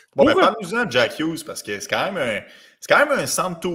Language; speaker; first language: French; native; French